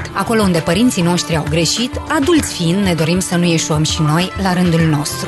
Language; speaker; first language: Romanian; native; Romanian